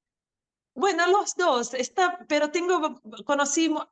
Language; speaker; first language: Spanish; non-native, fluent; Portuguese